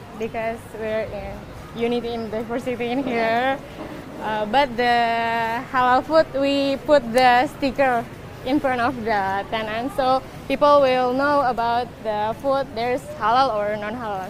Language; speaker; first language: English; non-native, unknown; Indonesian